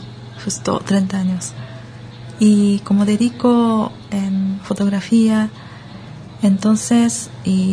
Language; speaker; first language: Spanish; non-native, learner; Japanese